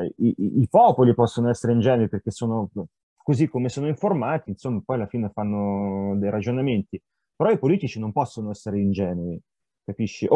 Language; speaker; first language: Italian; non-native, fluent; Ukrainian